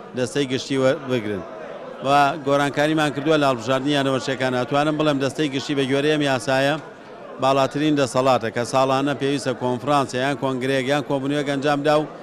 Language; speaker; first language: Central Kurdish; native; Central Kurdish